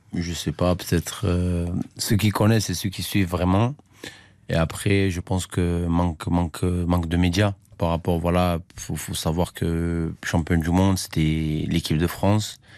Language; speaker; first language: French; early bilingual, other home language; Armenian